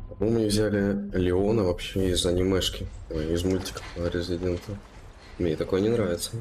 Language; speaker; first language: Russian; native; Russian